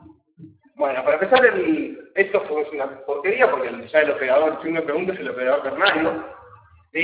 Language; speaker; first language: Spanish; native; Spanish